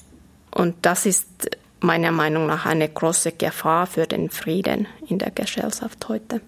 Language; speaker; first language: German; non-native, fluent; Finnish